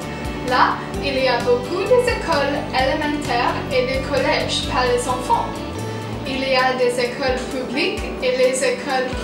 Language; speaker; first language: French; non-native, learner; English